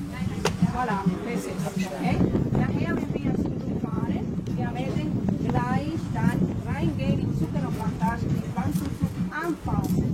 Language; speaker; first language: German; non-native, fluent; French